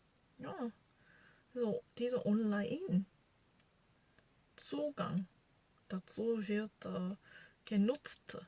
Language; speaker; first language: German; non-native, learner; Korean